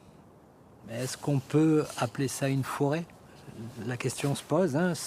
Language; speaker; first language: French; native; French